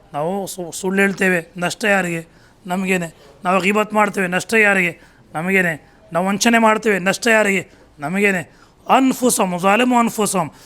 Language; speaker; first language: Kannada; non-native, local second language; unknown